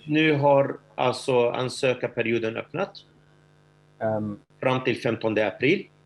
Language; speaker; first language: Swedish; non-native, fluent; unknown